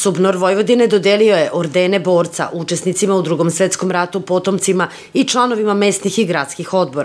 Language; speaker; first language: Serbian; native; Serbian